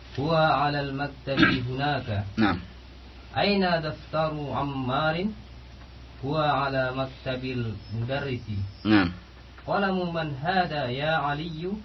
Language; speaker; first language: Arabic; non-native, learner; Indonesian